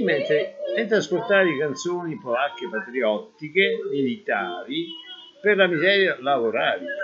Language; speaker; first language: Italian; native; Italian